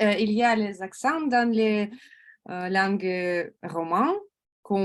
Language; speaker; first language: French; non-native, learner; Russian